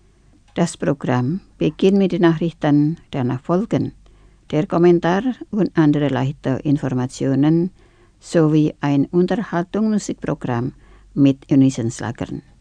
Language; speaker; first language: German; non-native, fluent; Indonesian